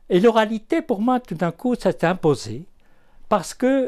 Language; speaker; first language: French; non-native, local second language; Arabic